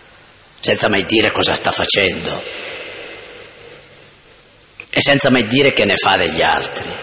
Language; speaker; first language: Italian; native; Italian